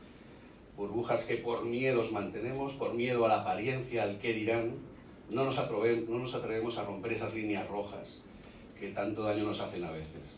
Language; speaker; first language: Spanish; native; Spanish